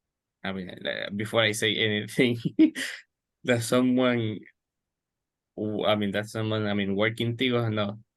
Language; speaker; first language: English; non-native, local second language; Spanish